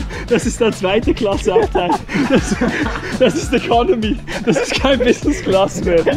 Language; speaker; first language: German; native; German